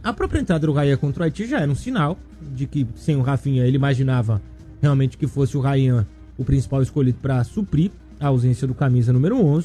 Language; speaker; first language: Portuguese; native; Portuguese